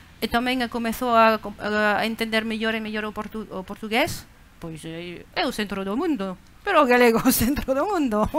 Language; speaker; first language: Galician; non-native, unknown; French